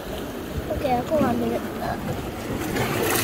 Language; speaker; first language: Indonesian; early bilingual, heritage; Indonesian